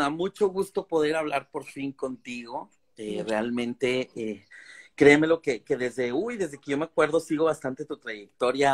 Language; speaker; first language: Spanish; native; Spanish